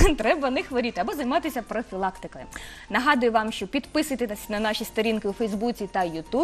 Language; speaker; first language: Ukrainian; native; Ukrainian